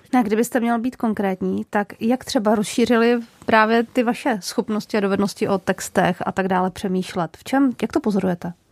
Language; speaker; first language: Czech; native; Czech